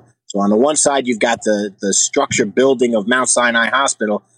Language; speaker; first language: English; native; English